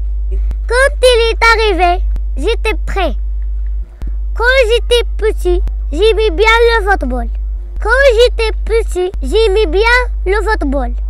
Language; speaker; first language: French; non-native, local second language; Arabic